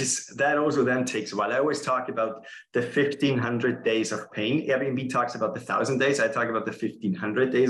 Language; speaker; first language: English; non-native, fluent; German